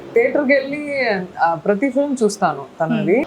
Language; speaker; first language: Telugu; non-native, fluent; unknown